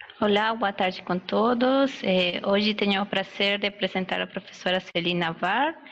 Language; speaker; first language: Portuguese; non-native, fluent; Spanish